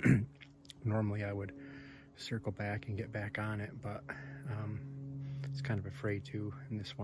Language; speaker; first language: English; native; English